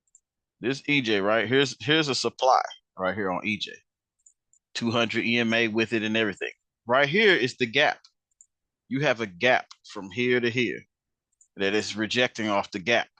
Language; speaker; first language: English; native; English